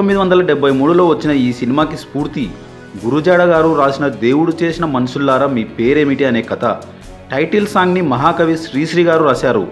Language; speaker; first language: Telugu; native; Telugu